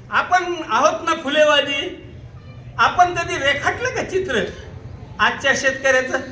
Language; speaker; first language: Marathi; non-native, local second language; Urdu